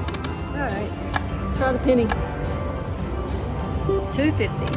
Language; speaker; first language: English; native; English